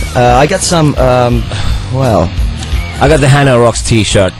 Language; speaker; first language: English; non-native, fluent; Finnish